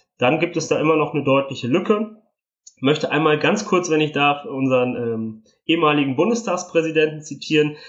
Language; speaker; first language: German; early bilingual, other home language; Italian